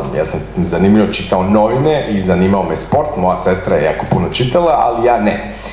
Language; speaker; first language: Croatian; native; Croatian